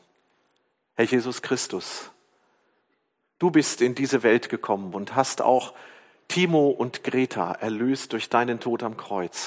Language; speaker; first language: German; native; German